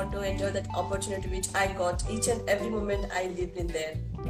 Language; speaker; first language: English; non-native, local second language; Telugu